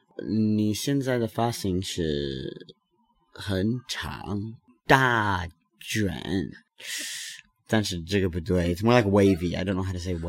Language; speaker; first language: Chinese; non-native, learner; English